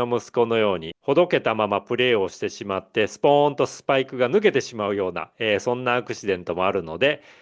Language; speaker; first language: Japanese; native; Japanese